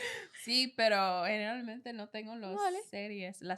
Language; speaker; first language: Spanish; non-native, learner; English